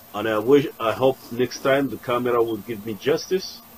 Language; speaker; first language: English; non-native, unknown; Arabic